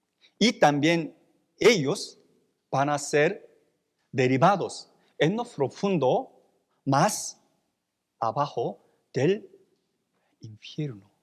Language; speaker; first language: Spanish; non-native, fluent; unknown